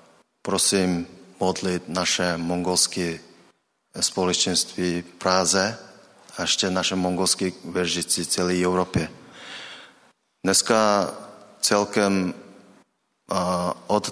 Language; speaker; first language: Czech; non-native, learner; Mongolian